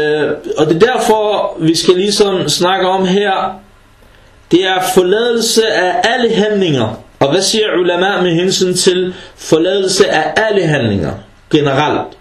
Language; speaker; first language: Danish; early bilingual, other home language; Arabic